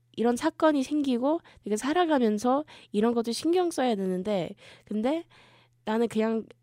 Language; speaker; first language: Korean; early bilingual, heritage; Korean